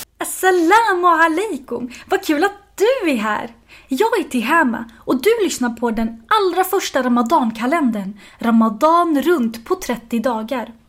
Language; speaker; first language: Swedish; early bilingual, other home language; Arabic